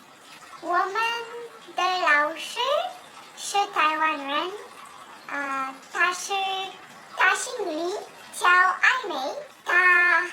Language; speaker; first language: Chinese; non-native, learner; French